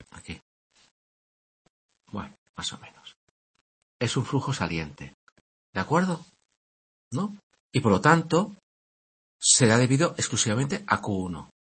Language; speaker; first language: Spanish; native; Spanish